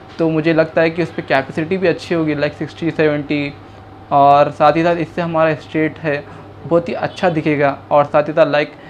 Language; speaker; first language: Hindi; non-native, local second language; Urdu